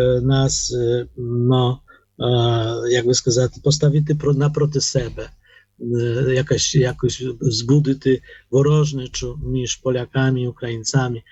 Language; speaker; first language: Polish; non-native, learner; Ukrainian